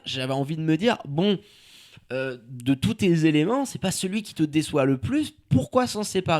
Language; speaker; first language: French; native; French